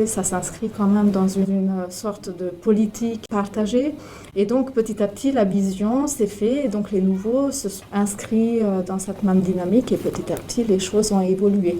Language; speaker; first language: French; native; French